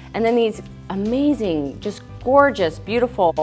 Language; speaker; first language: English; native; English